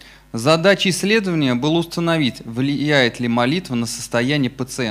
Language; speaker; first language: Russian; native; Russian